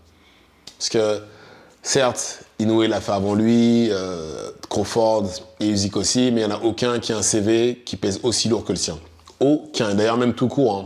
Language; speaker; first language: French; native; French